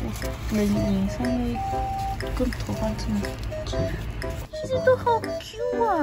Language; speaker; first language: Chinese; non-native, fluent; Spanish